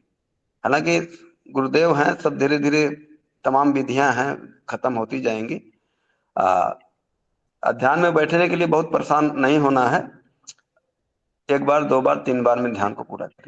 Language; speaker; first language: Hindi; native; Hindi